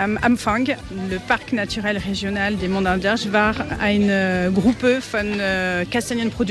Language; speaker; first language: German; non-native, learner; French